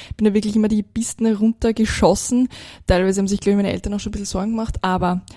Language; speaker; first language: German; native; German